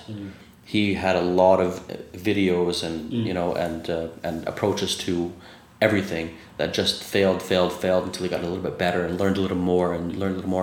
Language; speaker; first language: English; native; English